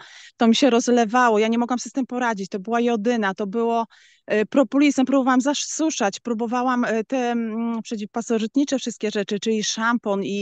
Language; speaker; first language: Polish; native; Polish